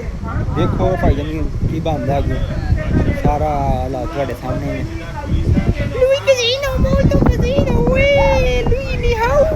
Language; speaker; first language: Hindi; non-native, local second language; Punjabi